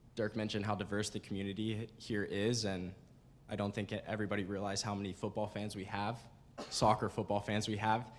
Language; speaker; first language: English; native; English